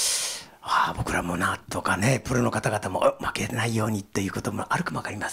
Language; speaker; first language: Japanese; native; Japanese